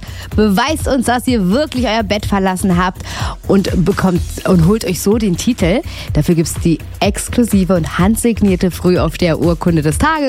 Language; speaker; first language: German; native; German